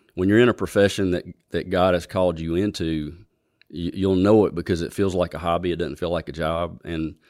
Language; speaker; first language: English; native; English